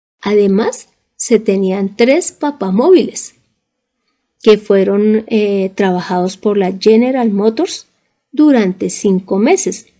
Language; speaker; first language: Spanish; native; Spanish